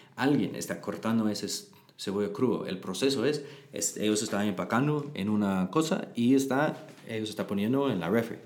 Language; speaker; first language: Spanish; non-native, learner; English